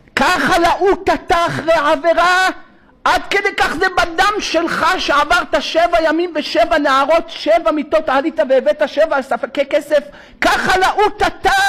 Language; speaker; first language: Hebrew; native; Hebrew